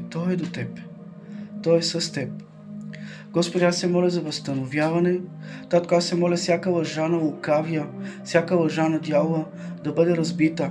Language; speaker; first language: Bulgarian; native; Bulgarian